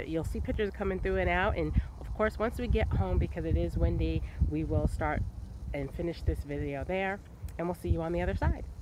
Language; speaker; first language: English; native; English